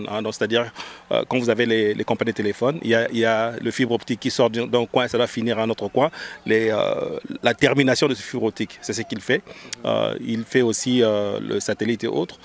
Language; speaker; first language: French; non-native, local second language; Lingala